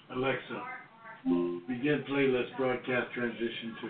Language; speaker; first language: English; non-native, fluent; Spanish